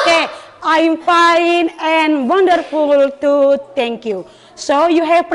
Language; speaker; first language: English; non-native, learner; Indonesian